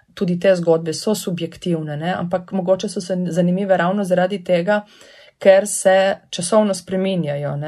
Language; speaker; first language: Slovenian; native; Slovenian